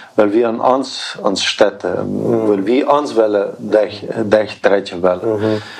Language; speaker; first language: German; early bilingual, heritage; Plautdietsch